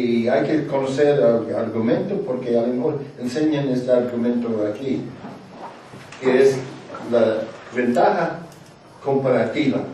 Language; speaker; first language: Spanish; non-native, fluent; English